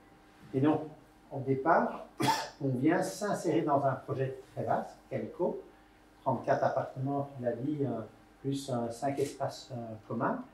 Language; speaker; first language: French; native; French